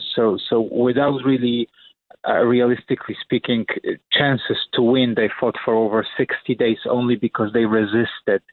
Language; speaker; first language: English; non-native, fluent; Polish